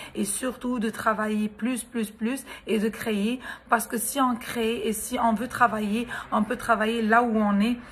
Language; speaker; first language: French; non-native, local second language; Arabic